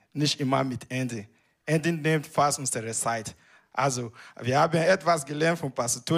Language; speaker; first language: German; non-native, learner; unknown